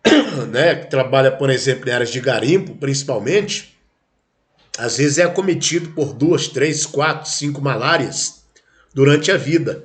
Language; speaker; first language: Portuguese; native; Portuguese